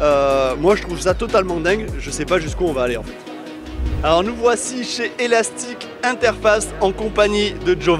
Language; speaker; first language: French; native; French